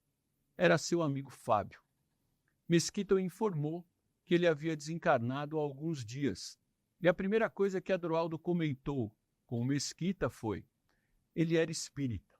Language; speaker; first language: Portuguese; native; Portuguese